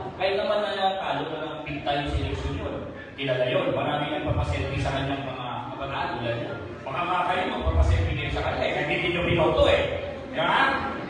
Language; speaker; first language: Filipino; non-native, local second language; Hiligaynon